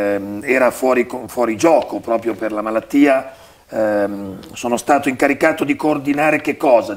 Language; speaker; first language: Italian; native; Italian